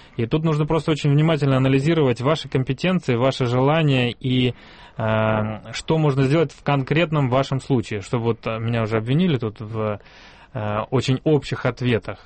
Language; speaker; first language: Russian; native; Russian